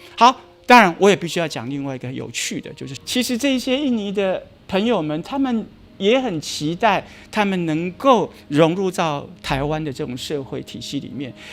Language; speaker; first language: Chinese; native; Chinese